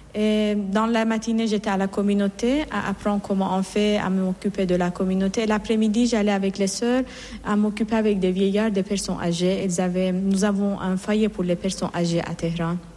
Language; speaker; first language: French; non-native, fluent; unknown